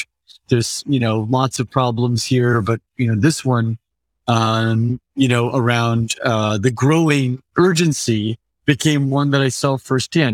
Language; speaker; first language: English; native; English